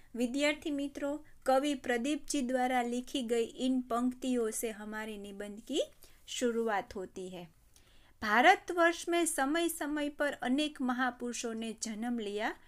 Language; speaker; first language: Hindi; non-native, local second language; Gujarati